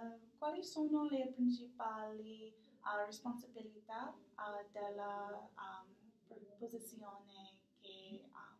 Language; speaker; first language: Italian; non-native, learner; English